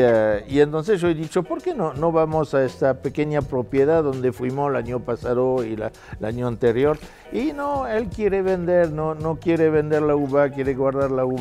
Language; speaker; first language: Spanish; non-native, fluent; French